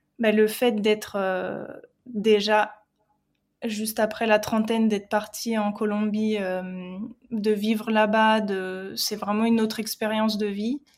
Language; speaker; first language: French; native; French